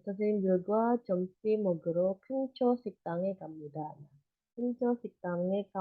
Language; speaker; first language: Korean; non-native, fluent; Indonesian